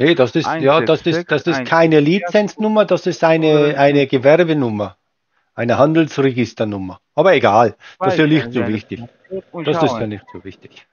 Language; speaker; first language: German; native; German